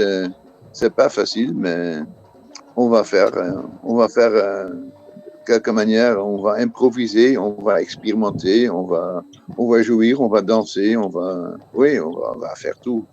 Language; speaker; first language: French; non-native, fluent; Dutch